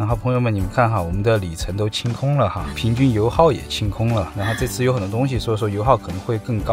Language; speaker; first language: Chinese; native; Chinese